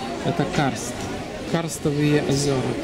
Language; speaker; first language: Russian; non-native, fluent; Lithuanian